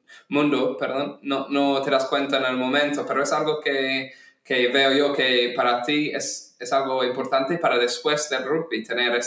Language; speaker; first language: Spanish; non-native, fluent; English